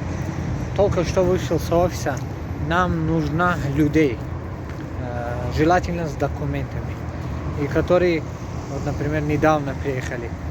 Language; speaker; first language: Russian; non-native, local second language; Tajik